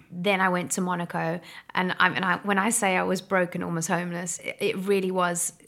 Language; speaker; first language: English; native; English